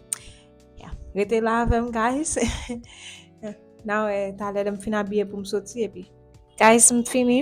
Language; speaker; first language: French; non-native, learner; Haitian Creole